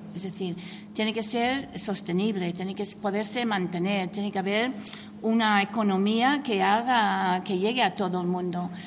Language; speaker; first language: Spanish; non-native, fluent; English